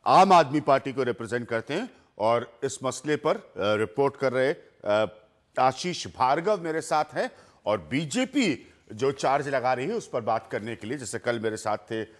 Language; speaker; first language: Hindi; native; Hindi